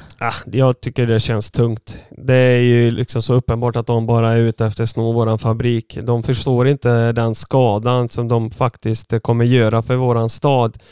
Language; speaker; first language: Swedish; early bilingual, other home language; Bosnian